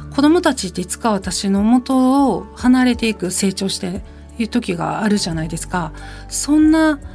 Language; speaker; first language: Japanese; native; Japanese